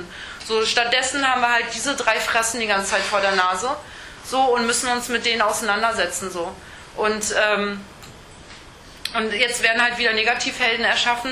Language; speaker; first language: German; native; German